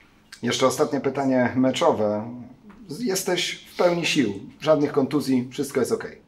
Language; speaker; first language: Polish; native; Polish